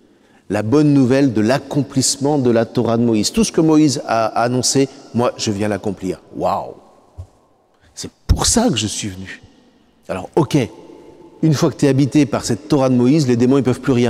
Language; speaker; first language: French; native; French